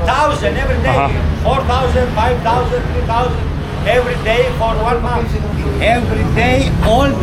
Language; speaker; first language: English; non-native, learner; Greek